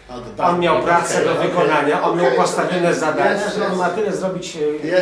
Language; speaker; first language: Polish; native; Polish